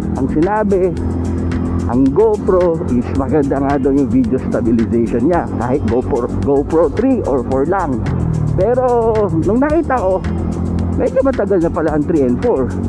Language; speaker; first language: Filipino; native; Filipino